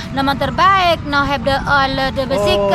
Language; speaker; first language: English; non-native, learner; Sasak